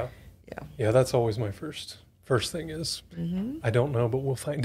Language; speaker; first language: English; native; English